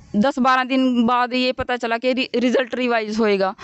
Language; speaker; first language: Hindi; native; Hindi